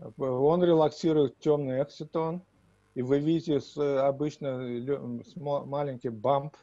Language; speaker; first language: Russian; native; Russian